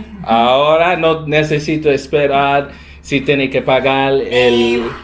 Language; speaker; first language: Spanish; non-native, learner; English